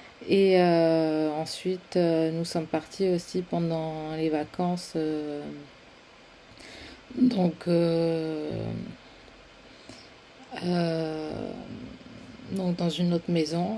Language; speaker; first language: French; non-native, fluent; Spanish